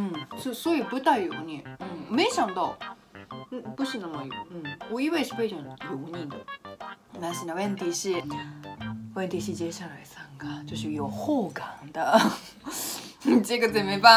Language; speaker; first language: Chinese; non-native, fluent; Japanese